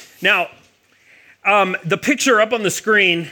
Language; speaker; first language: English; native; English